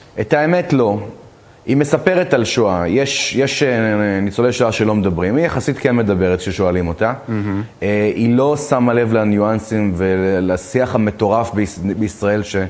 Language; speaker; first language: Hebrew; native; Hebrew